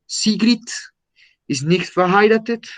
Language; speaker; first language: German; non-native, learner; Spanish